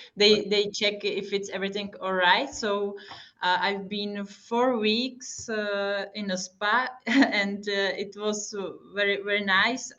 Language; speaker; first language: English; non-native, fluent; Hungarian